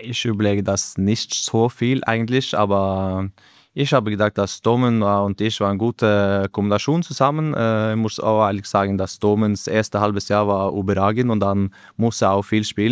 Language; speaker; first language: German; non-native, learner; Norwegian